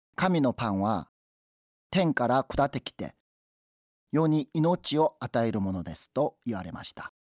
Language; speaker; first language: Japanese; non-native, fluent; Korean